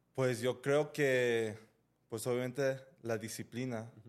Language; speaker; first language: Spanish; early bilingual, heritage; Spanish